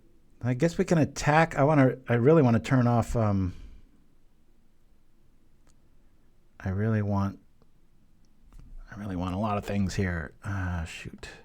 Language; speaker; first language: English; native; English